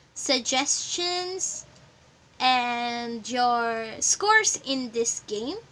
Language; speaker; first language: English; non-native, local second language; Filipino